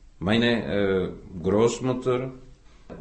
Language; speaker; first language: German; non-native, fluent; Czech